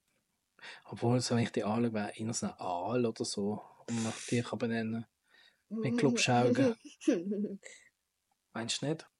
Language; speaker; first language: German; native; German